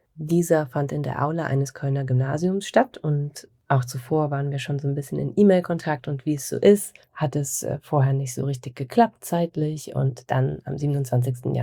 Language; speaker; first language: German; native; German